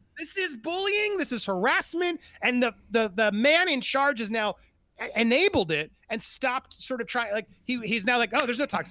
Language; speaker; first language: English; native; English